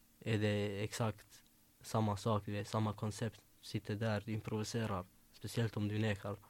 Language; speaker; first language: Swedish; early bilingual, other home language; Arabic